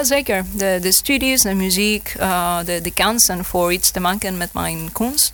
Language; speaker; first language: Dutch; non-native, learner; Spanish